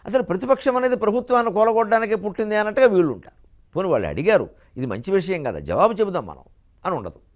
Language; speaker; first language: Telugu; native; Telugu